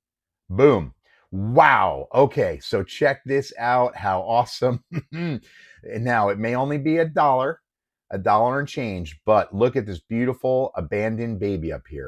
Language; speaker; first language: English; native; English